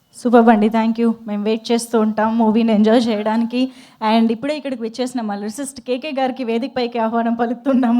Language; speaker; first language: Telugu; native; Telugu